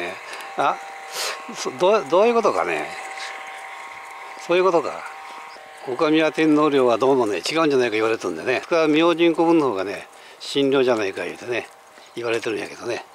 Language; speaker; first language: Japanese; native; Japanese